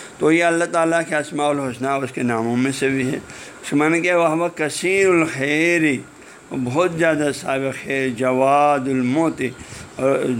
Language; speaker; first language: Urdu; non-native, local second language; Balti